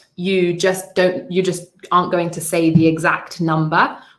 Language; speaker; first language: English; native; English